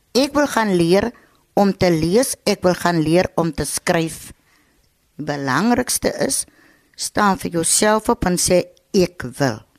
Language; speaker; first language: Afrikaans; native; Afrikaans